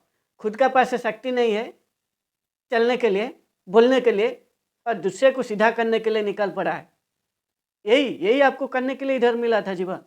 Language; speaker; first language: Hindi; non-native, local second language; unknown